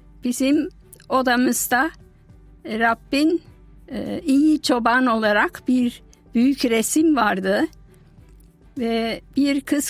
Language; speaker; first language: Turkish; non-native, fluent; German